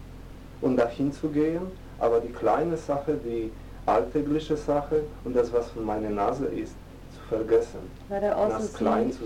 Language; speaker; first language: German; non-native, fluent; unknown